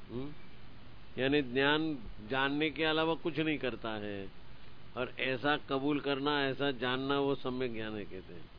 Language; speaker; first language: Hindi; non-native, local second language; Gujarati